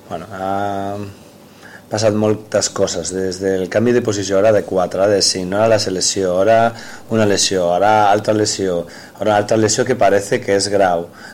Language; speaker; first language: Catalan; non-native, local second language; Spanish